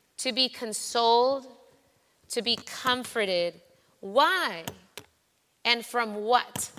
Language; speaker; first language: English; non-native, fluent; Spanish